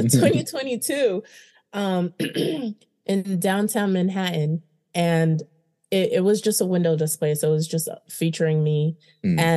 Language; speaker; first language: English; early bilingual, other home language; Haitian Creole